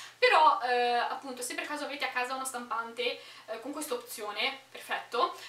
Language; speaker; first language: Italian; early bilingual, other home language; Romanian